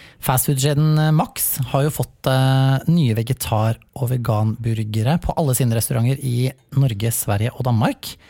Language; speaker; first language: Norwegian; native; Norwegian